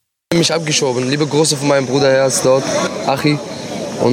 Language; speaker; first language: German; non-native, fluent; Arabic